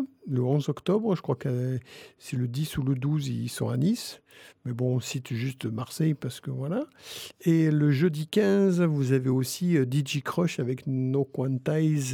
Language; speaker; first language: French; native; French